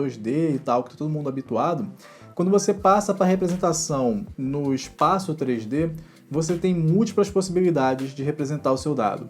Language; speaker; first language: Portuguese; native; Portuguese